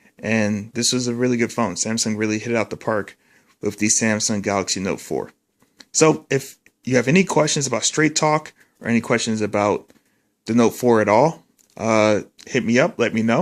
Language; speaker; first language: English; native; English